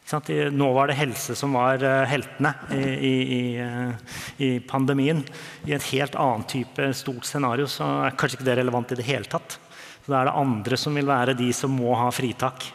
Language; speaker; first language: Norwegian; native; Norwegian